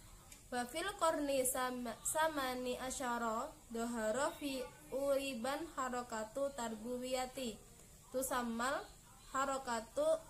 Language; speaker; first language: Arabic; non-native, learner; Indonesian